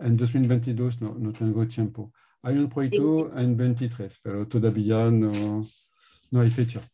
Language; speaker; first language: Spanish; non-native, learner; French